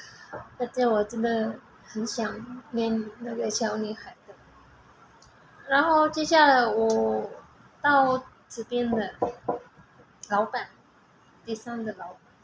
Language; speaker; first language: Chinese; non-native, learner; Indonesian